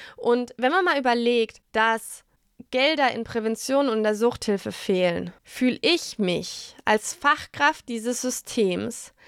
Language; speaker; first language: German; native; German